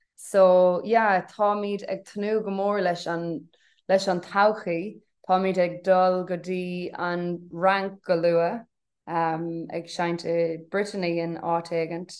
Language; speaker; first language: Irish; non-native, local second language; English